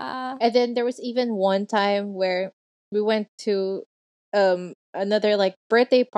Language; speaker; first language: English; non-native, local second language; Filipino